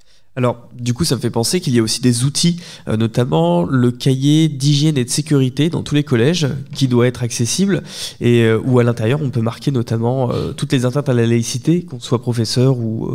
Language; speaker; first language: French; native; French